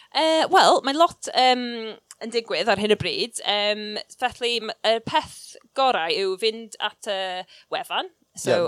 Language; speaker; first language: Welsh; non-native, local second language; English